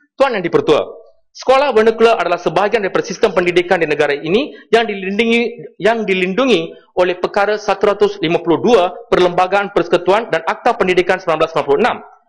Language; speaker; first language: Malay; non-native, local second language; Tamil